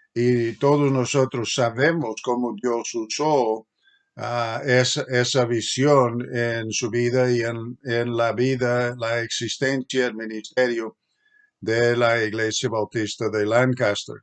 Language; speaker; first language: Spanish; non-native, fluent; English